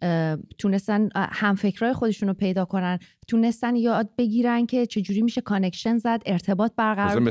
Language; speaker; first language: Persian; native; Persian